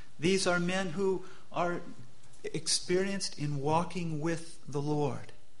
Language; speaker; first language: English; native; English